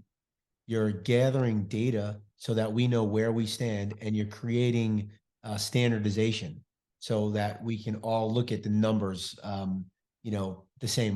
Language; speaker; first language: English; native; English